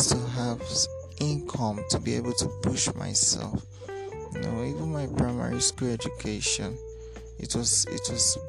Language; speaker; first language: English; non-native, local second language; Ibibio